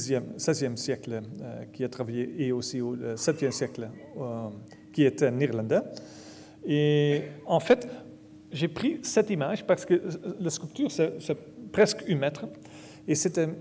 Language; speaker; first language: French; non-native, learner; Dutch